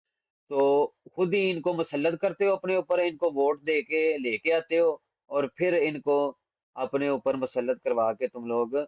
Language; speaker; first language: Hindi; non-native, local second language; Punjabi